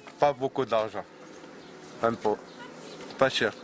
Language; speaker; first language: French; non-native, learner; Arabic